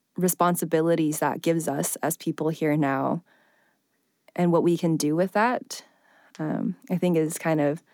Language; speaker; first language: English; early bilingual, other home language; Chinese